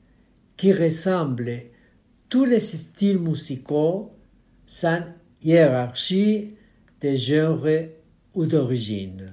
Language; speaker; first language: French; non-native, fluent; Spanish